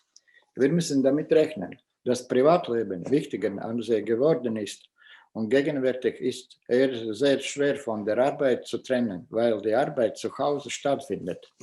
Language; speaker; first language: German; non-native, fluent; Latvian